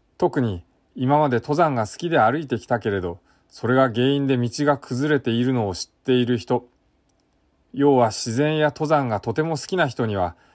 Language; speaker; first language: Japanese; native; Japanese